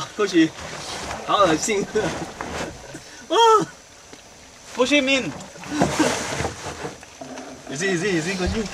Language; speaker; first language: English; non-native, fluent; Chinese